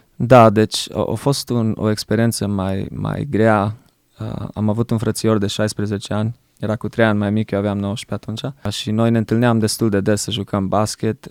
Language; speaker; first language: Romanian; early bilingual, heritage; Romanian